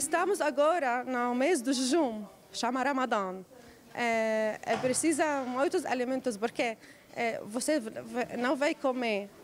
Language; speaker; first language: Portuguese; non-native, learner; Arabic